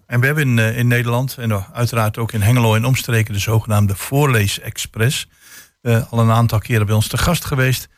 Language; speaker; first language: Dutch; native; Dutch